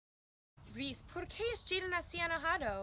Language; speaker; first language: Spanish; non-native, learner; English